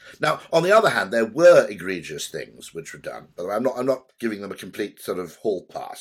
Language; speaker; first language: English; native; English